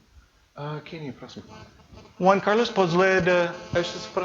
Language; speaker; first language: Portuguese; non-native, learner; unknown